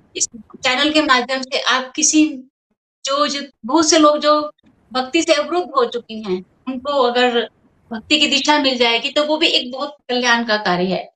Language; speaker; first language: Hindi; native; Hindi